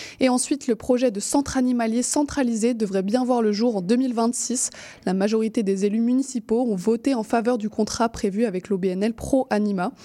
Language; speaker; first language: French; native; French